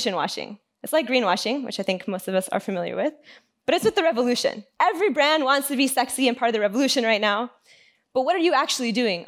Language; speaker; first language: English; native; English